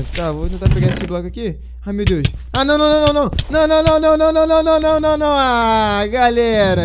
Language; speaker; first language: Portuguese; native; Portuguese